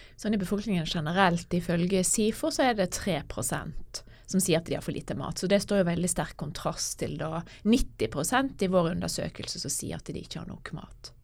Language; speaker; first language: Norwegian; native; Norwegian